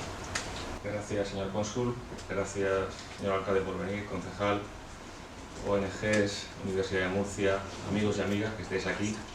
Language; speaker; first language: Spanish; native; Spanish